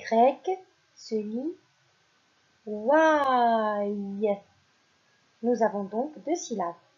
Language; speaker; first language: French; non-native, local second language; Arabic